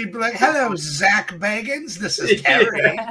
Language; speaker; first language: English; native; English